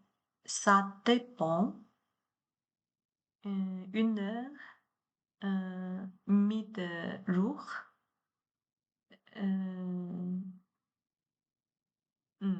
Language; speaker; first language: French; non-native, learner; Chinese